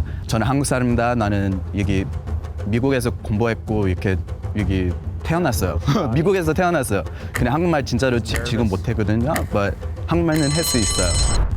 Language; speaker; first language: Korean; early bilingual, heritage; English